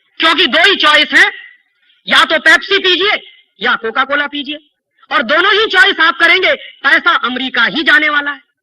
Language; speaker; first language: Hindi; native; Hindi